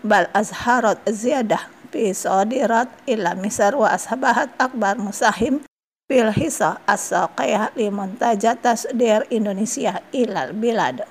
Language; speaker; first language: Arabic; non-native, fluent; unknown